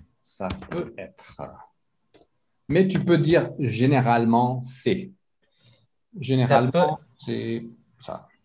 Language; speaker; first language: French; non-native, fluent; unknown